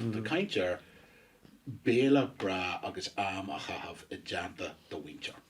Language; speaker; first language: Irish; non-native, local second language; English